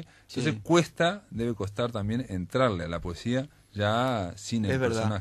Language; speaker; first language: Spanish; native; Spanish